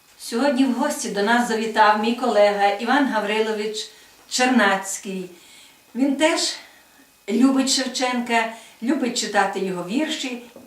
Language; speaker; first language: Ukrainian; native; Ukrainian